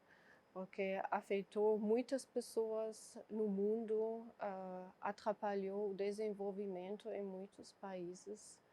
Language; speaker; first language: Portuguese; non-native, fluent; German